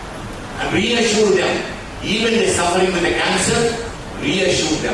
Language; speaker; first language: English; non-native, local second language; Telugu